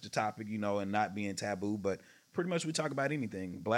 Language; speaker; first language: English; native; English